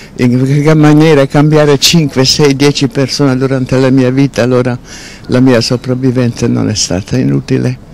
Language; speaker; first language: Italian; non-native, fluent; Hungarian